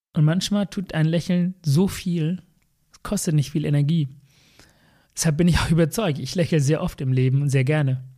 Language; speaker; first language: German; non-native, fluent; Tamil